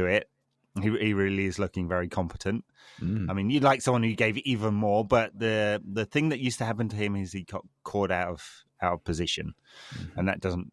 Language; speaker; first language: English; native; English